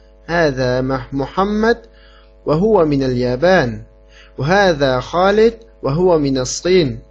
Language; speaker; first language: Arabic; non-native, fluent; Uyghur